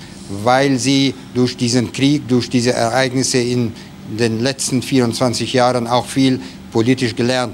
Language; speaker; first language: German; non-native, fluent; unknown